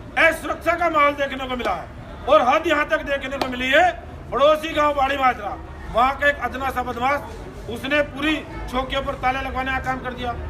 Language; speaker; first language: Hindi; native; Hindi